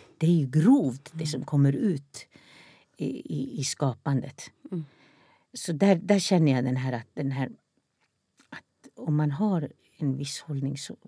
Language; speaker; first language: Swedish; non-native, local second language; Northern Sami